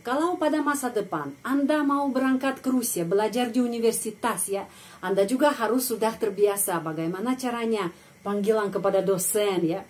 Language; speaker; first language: Indonesian; non-native, fluent; Russian